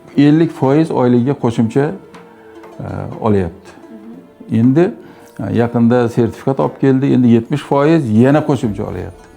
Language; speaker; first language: Uzbek; native; Uzbek